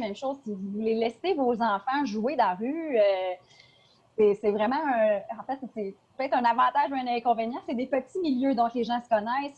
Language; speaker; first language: French; native; French